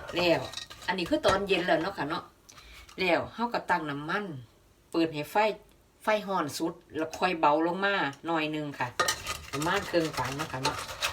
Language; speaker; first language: Thai; non-native, local second language; Northeastern Thai